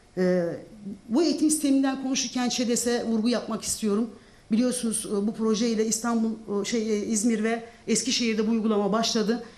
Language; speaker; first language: Turkish; non-native, local second language; Zaza